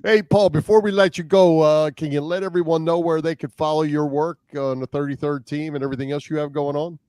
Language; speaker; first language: English; native; English